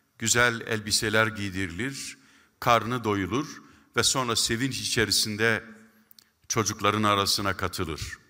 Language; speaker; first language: Turkish; native; Turkish